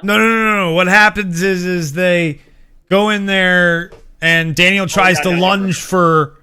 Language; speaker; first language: English; native; English